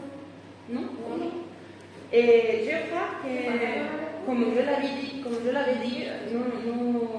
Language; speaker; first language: French; non-native, fluent; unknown